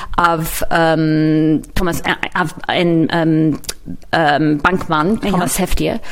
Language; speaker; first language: Norwegian; non-native, learner; English